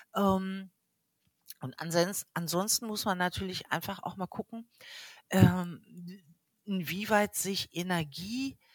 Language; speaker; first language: German; native; German